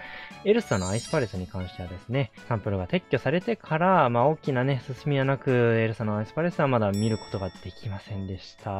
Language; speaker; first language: Japanese; native; Japanese